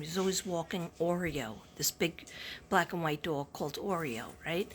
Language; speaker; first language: English; native; English